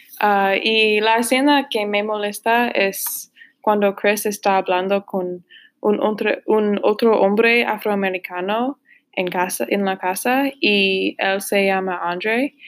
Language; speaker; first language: Spanish; non-native, learner; English